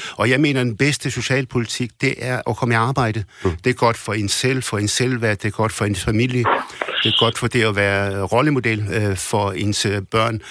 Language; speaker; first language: Danish; early bilingual, other home language; Arabic